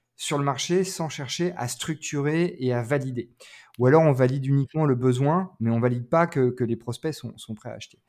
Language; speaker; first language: French; native; French